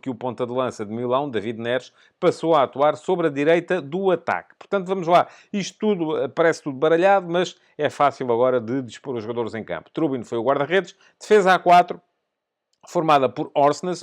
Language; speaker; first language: Portuguese; native; Portuguese